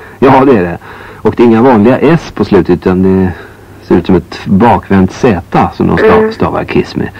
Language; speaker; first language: Swedish; native; Swedish